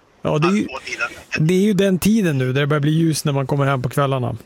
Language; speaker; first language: Swedish; native; Swedish